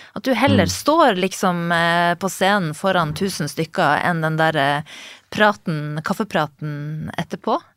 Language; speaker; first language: Norwegian; native; Norwegian